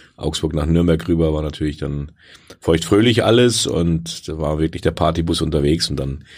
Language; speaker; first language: German; native; German